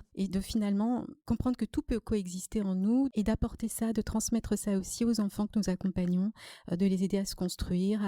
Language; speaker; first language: French; native; French